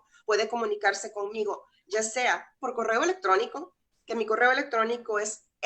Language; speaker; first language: Spanish; native; Spanish